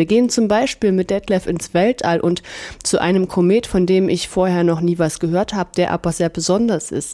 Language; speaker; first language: German; native; German